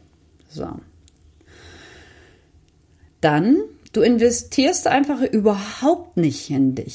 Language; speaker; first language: German; native; German